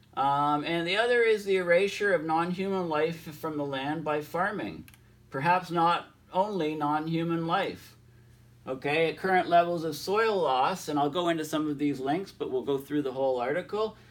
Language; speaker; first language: English; native; English